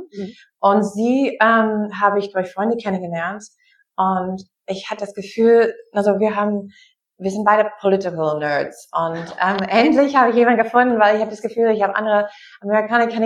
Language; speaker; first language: German; non-native, fluent; English